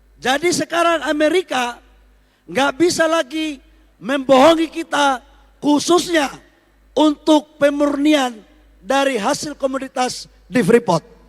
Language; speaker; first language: Indonesian; native; Indonesian